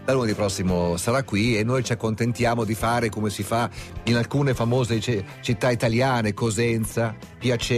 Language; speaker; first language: Italian; native; Italian